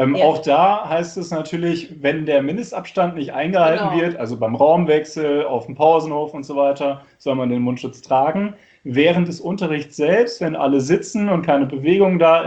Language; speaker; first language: German; native; German